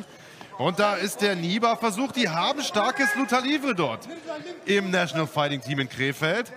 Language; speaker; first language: German; native; German